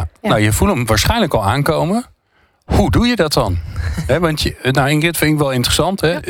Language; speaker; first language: Dutch; native; Dutch